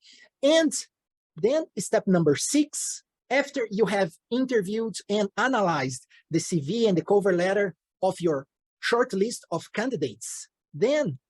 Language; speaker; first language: English; non-native, fluent; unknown